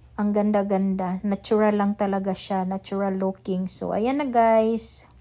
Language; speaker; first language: Filipino; non-native, local second language; Cebuano